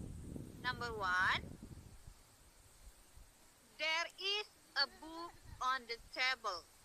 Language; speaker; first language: English; non-native, learner; Indonesian